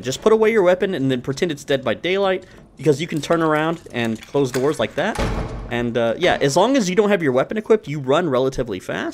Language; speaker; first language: English; native; English